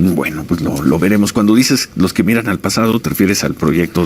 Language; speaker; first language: Spanish; native; Spanish